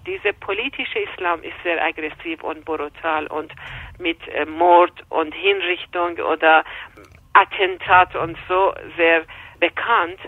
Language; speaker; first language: German; non-native, fluent; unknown